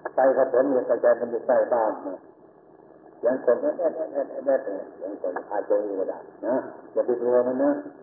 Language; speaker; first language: Thai; native; Thai